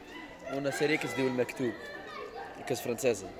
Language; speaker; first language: Catalan; non-native, fluent; Berber languages